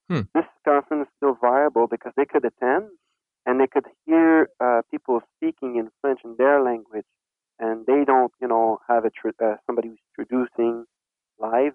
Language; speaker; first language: English; non-native, fluent; French